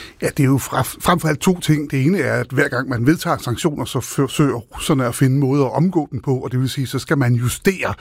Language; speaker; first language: Danish; native; Danish